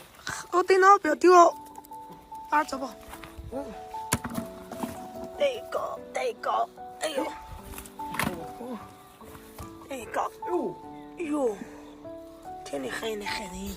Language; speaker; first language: Chinese; native; Chinese